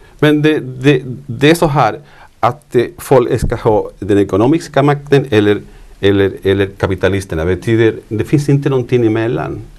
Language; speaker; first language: Swedish; non-native, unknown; Spanish